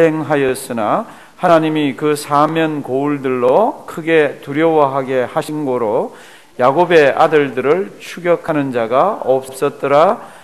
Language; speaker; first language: Korean; native; Korean